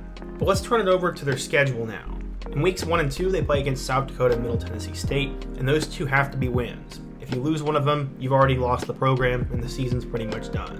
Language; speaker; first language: English; native; English